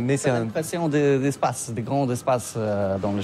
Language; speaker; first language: French; non-native, learner; Polish